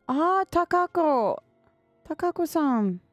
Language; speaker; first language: Japanese; non-native, learner; English